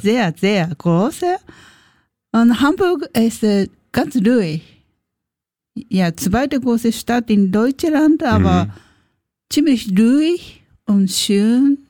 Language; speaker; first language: German; non-native, learner; Japanese